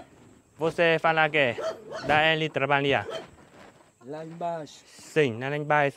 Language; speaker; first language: Portuguese; non-native, learner; Vietnamese